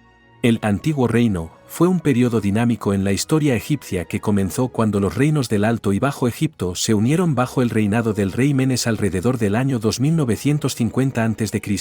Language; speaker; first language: Spanish; native; Spanish